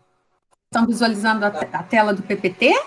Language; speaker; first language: Portuguese; native; Portuguese